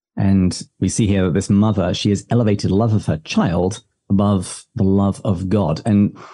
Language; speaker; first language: English; native; English